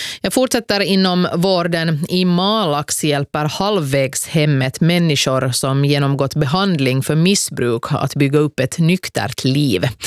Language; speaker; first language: Swedish; native; Swedish